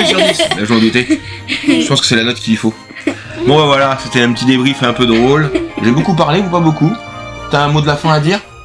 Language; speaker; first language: French; native; French